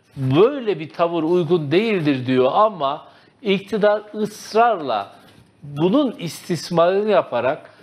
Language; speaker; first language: Turkish; native; Turkish